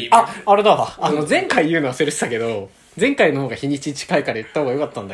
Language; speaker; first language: Japanese; native; Japanese